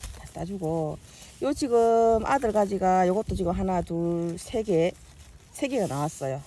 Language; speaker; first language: Korean; native; Korean